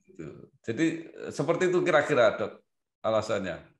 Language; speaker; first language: Indonesian; native; Indonesian